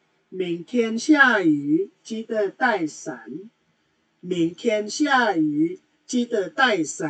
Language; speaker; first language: Chinese; non-native, fluent; Indonesian